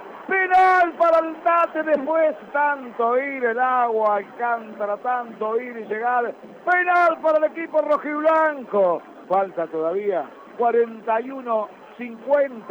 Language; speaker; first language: Spanish; native; Spanish